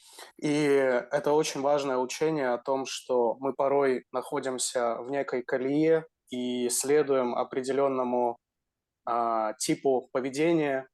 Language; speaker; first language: Russian; native; Russian